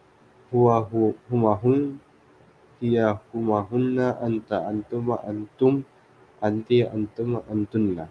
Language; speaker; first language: Arabic; non-native, learner; Filipino